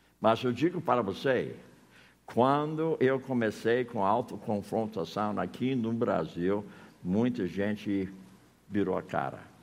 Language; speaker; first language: Portuguese; non-native, fluent; English